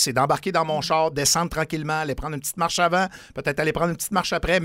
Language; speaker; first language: French; native; French